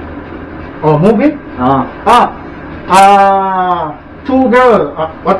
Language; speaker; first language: Japanese; non-native, learner; English